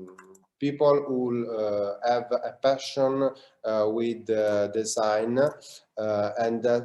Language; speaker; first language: English; non-native, learner; Italian